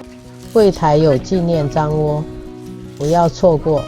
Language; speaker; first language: Chinese; native; Chinese